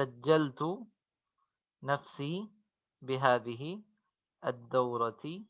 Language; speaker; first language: Arabic; non-native, fluent; Urdu